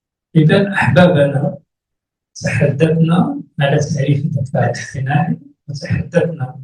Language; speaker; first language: Arabic; native; Arabic